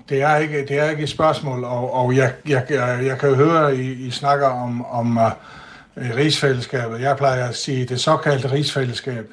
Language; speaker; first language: Danish; non-native, local second language; Faroese